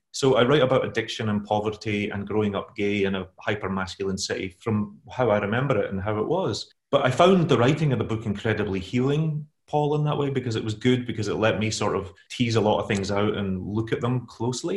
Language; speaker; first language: English; native; English